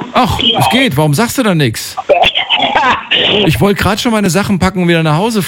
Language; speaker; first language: German; native; German